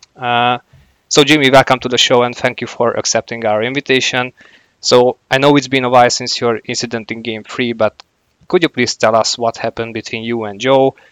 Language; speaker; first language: English; non-native, fluent; Hungarian